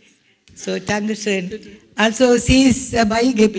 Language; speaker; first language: German; non-native, learner; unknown